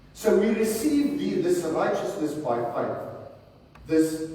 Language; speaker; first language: English; non-native, local second language; Afrikaans